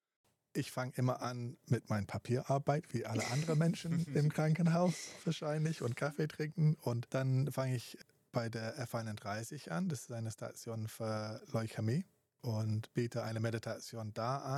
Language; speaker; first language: German; non-native, fluent; English